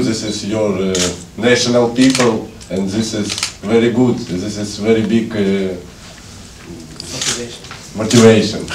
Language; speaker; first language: English; non-native, learner; Ukrainian